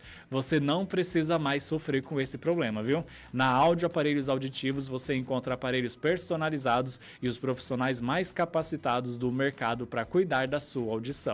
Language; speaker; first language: Portuguese; native; Portuguese